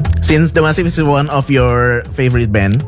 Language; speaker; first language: English; non-native, fluent; Indonesian